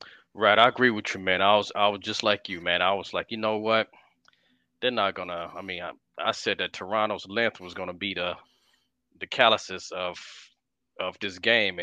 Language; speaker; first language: English; native; English